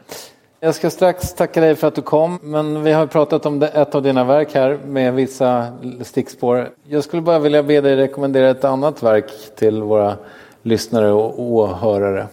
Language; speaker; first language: Swedish; native; Swedish